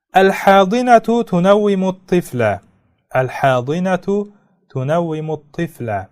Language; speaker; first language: Arabic; non-native, fluent; Uzbek